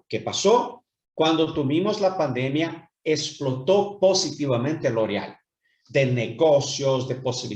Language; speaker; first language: Spanish; non-native, fluent; Portuguese